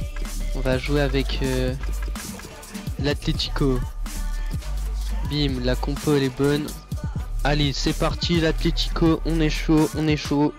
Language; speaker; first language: French; native; French